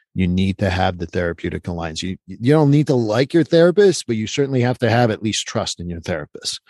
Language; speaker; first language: English; non-native, fluent; French